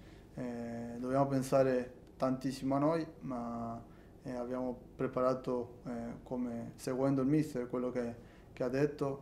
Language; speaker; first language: Italian; non-native, fluent; Spanish